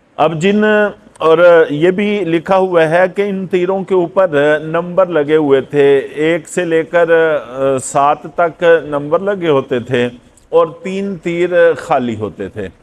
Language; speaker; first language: Urdu; native; Urdu